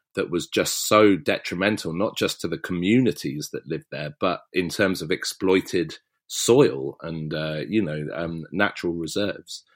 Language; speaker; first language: English; native; English